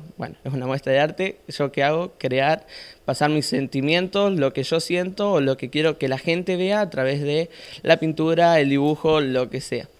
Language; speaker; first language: Spanish; native; Spanish